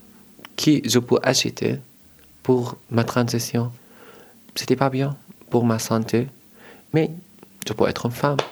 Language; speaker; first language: French; non-native, learner; Arabic